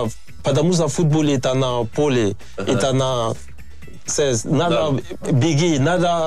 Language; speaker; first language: Russian; non-native, learner; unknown